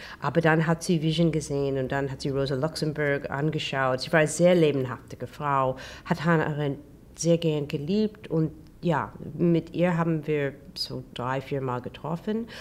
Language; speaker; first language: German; non-native, learner; English